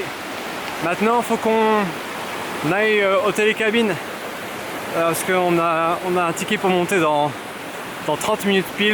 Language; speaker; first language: French; native; French